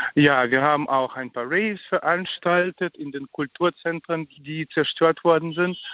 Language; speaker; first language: German; non-native, fluent; Ukrainian